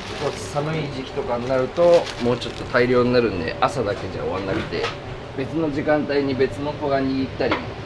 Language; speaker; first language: Japanese; native; Japanese